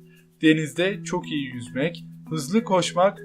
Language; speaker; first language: Turkish; native; Turkish